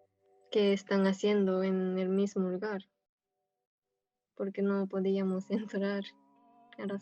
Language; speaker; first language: Spanish; non-native, fluent; Japanese